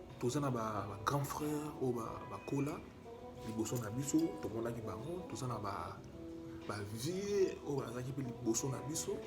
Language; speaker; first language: Lingala; native; Lingala